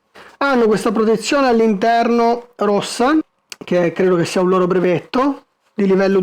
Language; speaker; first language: Italian; native; Italian